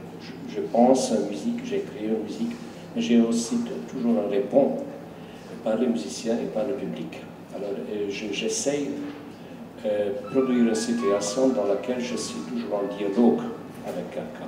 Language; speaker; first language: French; non-native, fluent; Hungarian